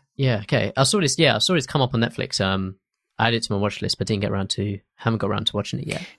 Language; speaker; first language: English; early bilingual, other home language; Hindi